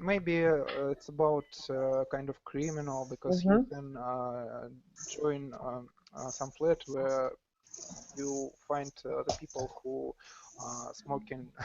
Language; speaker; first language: English; non-native, learner; Russian